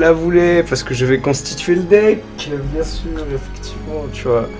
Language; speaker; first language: French; native; French